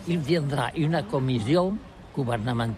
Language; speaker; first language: French; non-native, learner; Catalan